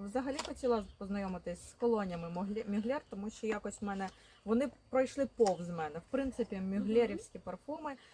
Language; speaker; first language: Ukrainian; native; Ukrainian